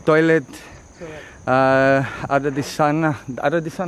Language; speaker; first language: Indonesian; non-native, learner; English